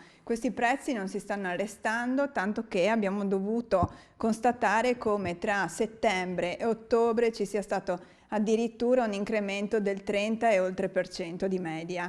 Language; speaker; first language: Italian; native; Italian